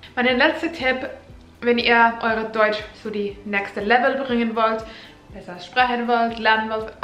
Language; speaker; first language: German; non-native, fluent; Finnish